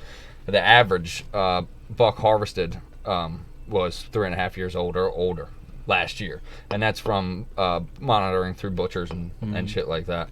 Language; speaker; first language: English; native; English